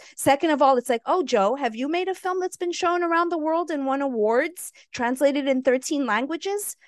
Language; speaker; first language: English; native; English